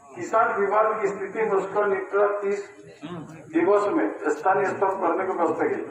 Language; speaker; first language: Hindi; non-native, local second language; Bangla